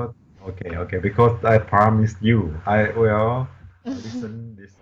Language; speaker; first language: English; non-native, learner; Chinese